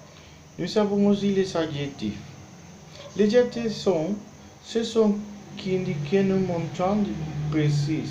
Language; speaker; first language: French; non-native, learner; Spanish